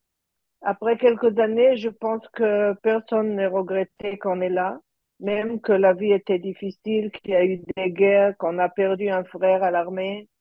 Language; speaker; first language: French; early bilingual, heritage; French